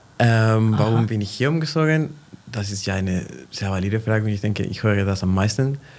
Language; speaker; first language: German; non-native, fluent; Spanish